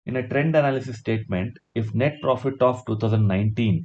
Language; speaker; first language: English; non-native, local second language; Kannada